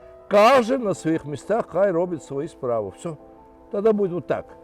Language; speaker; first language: Ukrainian; non-native, fluent; Azerbaijani